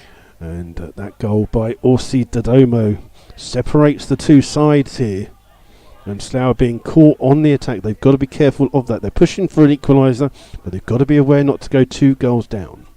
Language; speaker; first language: English; native; English